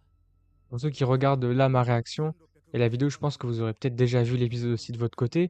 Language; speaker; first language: French; native; French